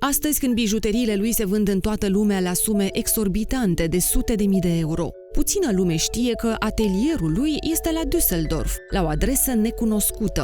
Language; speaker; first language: Romanian; native; Romanian